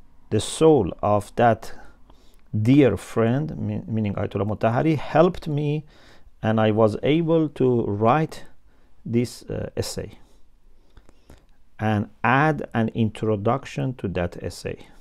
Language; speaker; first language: English; non-native, fluent; Persian